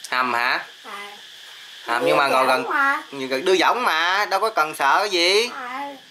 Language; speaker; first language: Vietnamese; native; Vietnamese